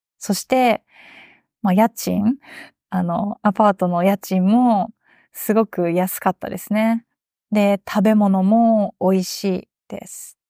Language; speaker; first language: Japanese; native; Japanese